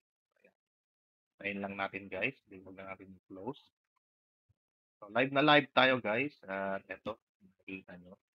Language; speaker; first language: Filipino; native; Filipino